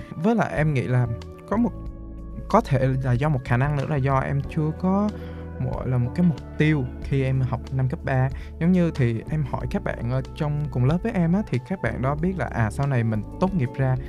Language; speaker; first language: Vietnamese; native; Vietnamese